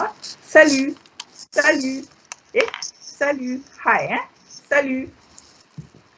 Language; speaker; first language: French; non-native, fluent; Malay